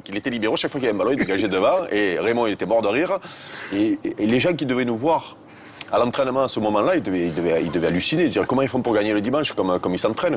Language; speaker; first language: French; native; French